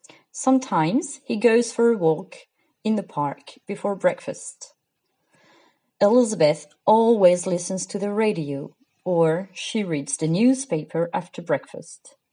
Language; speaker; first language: English; non-native, fluent; French